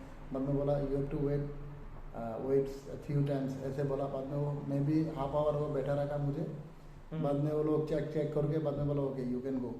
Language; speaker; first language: Hindi; non-native, learner; Bangla